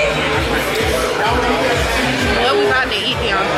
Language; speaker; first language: English; native; English